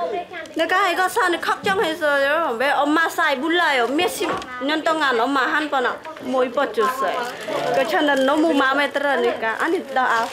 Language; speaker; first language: Korean; non-native, learner; Khmer